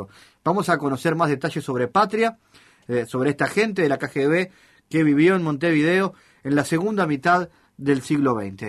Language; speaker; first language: Spanish; native; Spanish